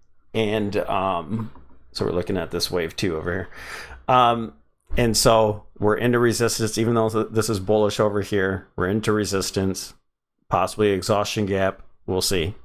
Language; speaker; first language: English; native; English